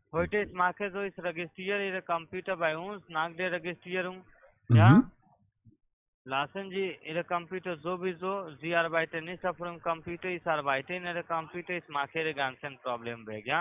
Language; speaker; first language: German; non-native, learner; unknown